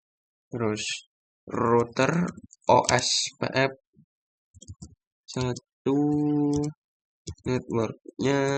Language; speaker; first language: Indonesian; native; Indonesian